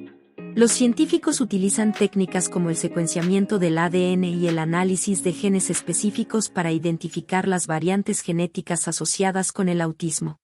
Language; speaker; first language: Spanish; native; Spanish